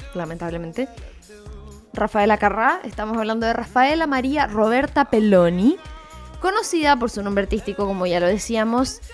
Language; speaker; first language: Spanish; native; Spanish